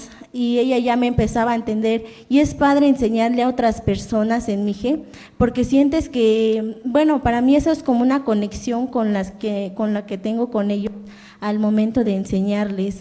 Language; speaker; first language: Spanish; non-native, local second language; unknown